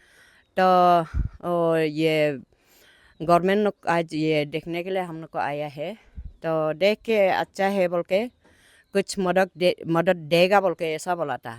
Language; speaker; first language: Hindi; non-native, local second language; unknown